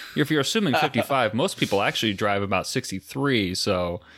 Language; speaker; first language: English; native; English